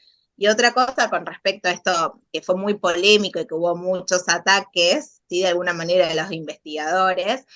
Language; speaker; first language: Spanish; native; Spanish